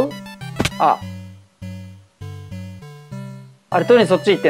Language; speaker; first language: Japanese; native; Japanese